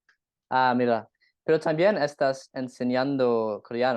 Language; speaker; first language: Spanish; non-native, learner; English